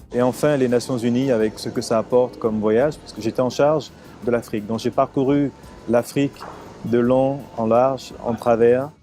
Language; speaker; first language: French; early bilingual, other home language; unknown